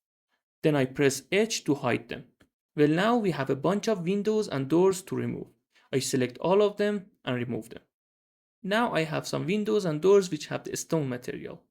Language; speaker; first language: English; non-native, fluent; Persian